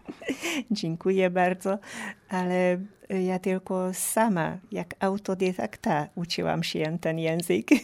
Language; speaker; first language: Polish; non-native, learner; Hungarian